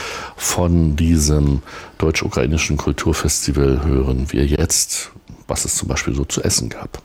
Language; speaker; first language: German; native; German